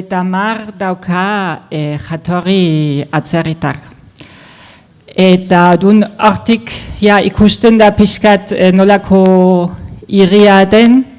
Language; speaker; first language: Basque; non-native, fluent; German